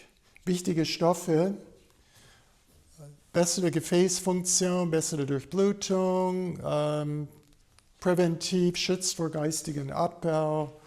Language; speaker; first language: German; non-native, fluent; English